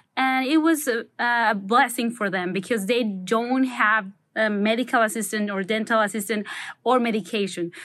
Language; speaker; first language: English; non-native, fluent; Spanish